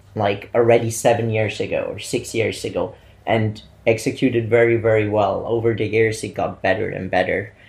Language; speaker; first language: English; non-native, fluent; Italian